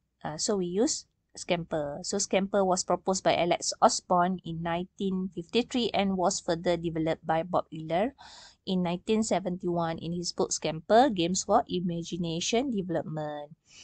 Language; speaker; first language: English; non-native, local second language; Malay